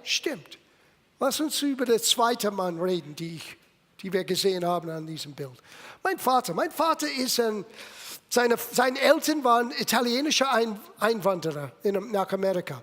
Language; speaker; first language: German; non-native, fluent; English